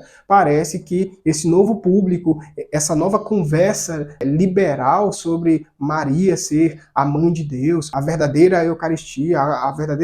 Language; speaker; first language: Portuguese; native; Portuguese